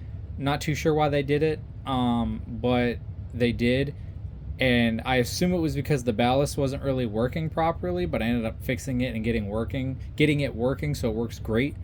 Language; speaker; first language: English; native; English